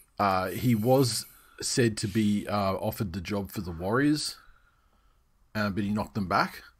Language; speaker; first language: English; native; English